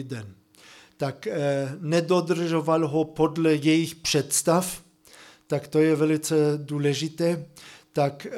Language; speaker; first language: Czech; non-native, fluent; German